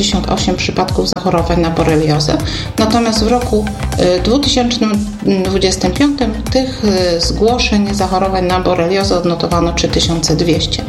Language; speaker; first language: Polish; native; Polish